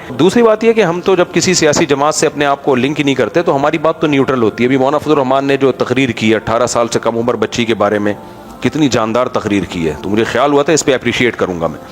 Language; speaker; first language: Urdu; native; Urdu